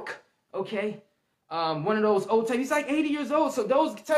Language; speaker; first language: English; native; English